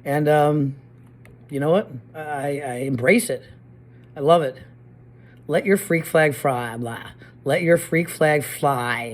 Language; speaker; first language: English; native; English